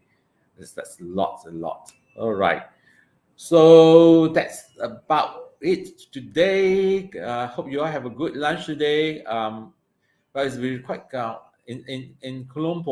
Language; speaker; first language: English; non-native, local second language; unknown